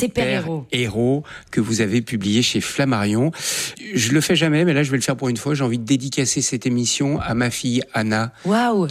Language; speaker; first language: French; native; French